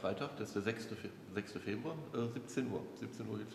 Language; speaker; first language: German; native; German